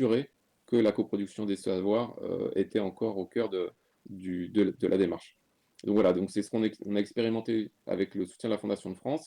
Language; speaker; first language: French; native; French